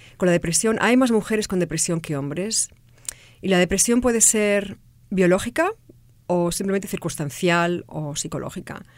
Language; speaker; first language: Spanish; native; Spanish